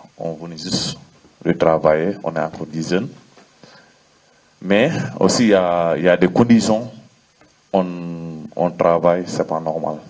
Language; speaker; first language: French; non-native, learner; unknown